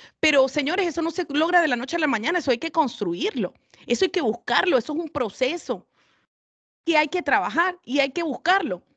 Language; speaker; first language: Spanish; native; Spanish